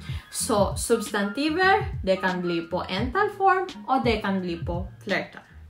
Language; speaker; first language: Norwegian; non-native, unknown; Filipino